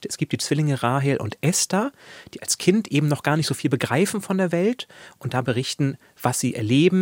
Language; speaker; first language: German; native; German